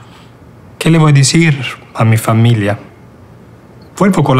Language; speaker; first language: Spanish; non-native, fluent; Romanian